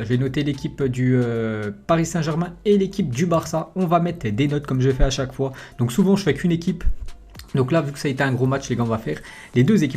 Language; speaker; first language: French; native; French